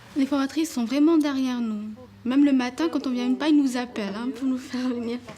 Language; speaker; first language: French; native; French